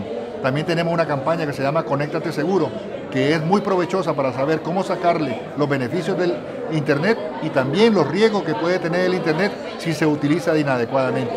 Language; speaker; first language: Spanish; native; Spanish